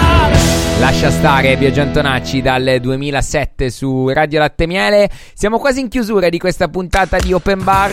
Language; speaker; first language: Italian; native; Italian